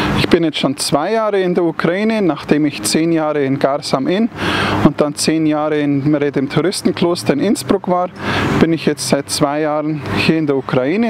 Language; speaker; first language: German; native; German